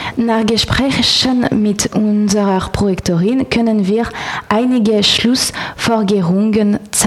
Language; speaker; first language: German; non-native, learner; French